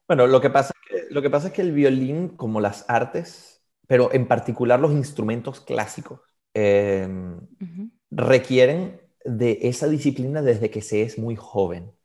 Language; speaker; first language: Spanish; native; Spanish